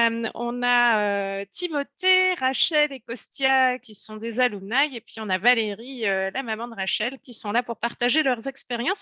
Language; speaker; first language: French; native; French